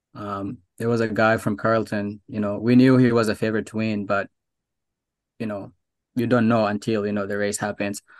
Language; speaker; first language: English; non-native, local second language; Arabic